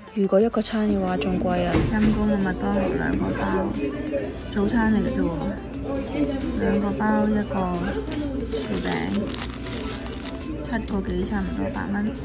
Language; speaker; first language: Cantonese; native; Cantonese